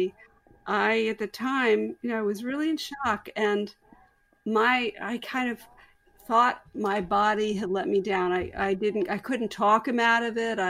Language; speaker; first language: English; native; English